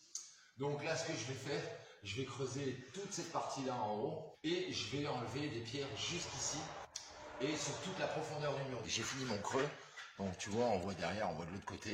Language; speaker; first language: French; native; French